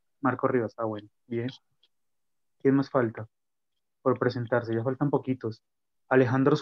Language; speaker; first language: Spanish; native; Spanish